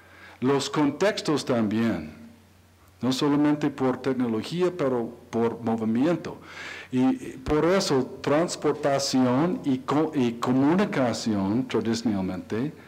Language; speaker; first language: Spanish; non-native, learner; English